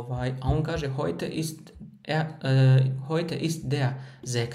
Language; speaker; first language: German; non-native, fluent; Bosnian